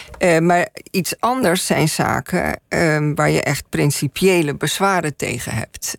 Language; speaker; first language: Dutch; native; Dutch